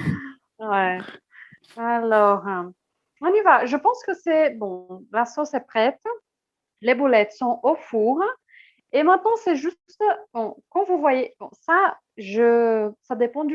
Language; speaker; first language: French; non-native, fluent; Portuguese